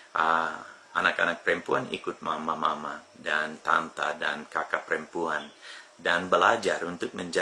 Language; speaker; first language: Indonesian; non-native, fluent; English